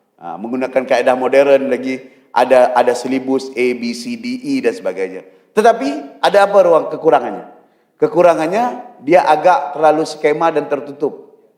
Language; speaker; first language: Malay; native; Malay